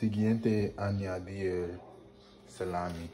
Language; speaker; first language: Spanish; non-native, learner; English